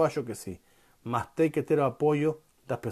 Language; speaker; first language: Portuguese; non-native, learner; Spanish